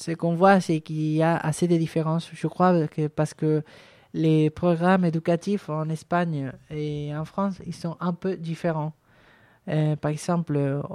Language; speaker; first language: French; non-native, fluent; Spanish